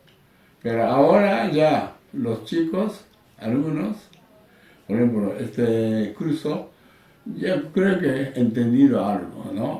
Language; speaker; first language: Spanish; non-native, learner; Japanese